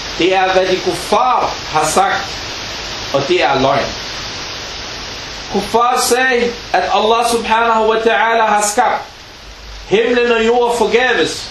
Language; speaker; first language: Danish; non-native, fluent; Arabic